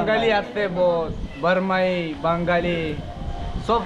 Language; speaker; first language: Hindi; non-native, local second language; Bangla